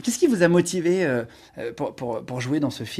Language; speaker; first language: French; native; French